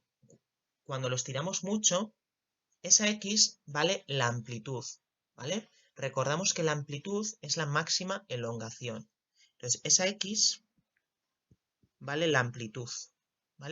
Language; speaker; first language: Spanish; native; Spanish